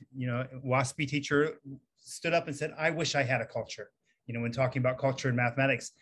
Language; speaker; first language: English; native; English